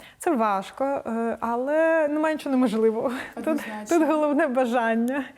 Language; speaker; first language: Ukrainian; non-native, local second language; Russian